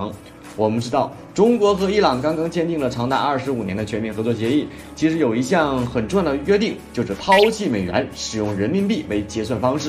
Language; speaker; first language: Chinese; native; Chinese